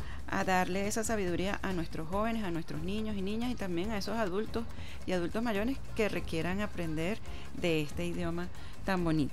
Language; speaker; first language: Spanish; native; Spanish